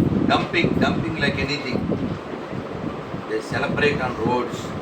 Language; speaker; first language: English; non-native, local second language; Telugu